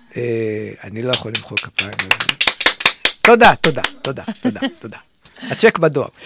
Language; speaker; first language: Hebrew; native; Hebrew